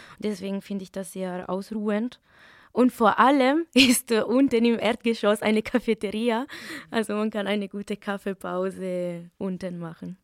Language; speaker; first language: German; non-native, fluent; Italian